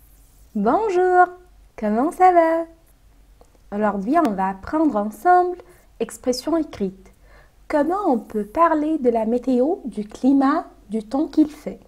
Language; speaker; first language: French; non-native, fluent; Arabic